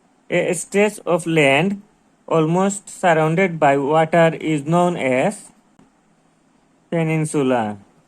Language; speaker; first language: English; non-native, local second language; Bangla